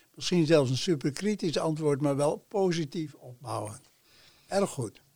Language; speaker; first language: Dutch; native; Dutch